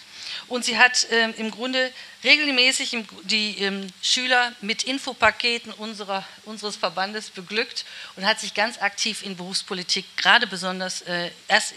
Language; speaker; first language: German; native; German